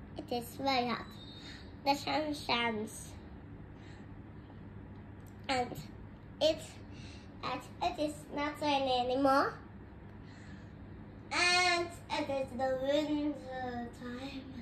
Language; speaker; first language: English; non-native, learner; Vietnamese